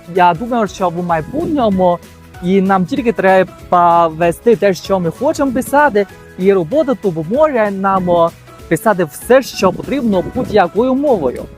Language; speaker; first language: Ukrainian; non-native, fluent; Chinese